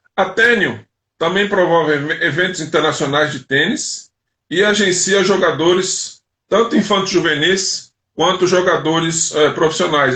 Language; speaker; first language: Portuguese; native; Portuguese